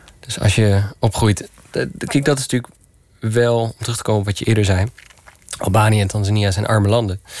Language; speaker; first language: Dutch; early bilingual, other home language; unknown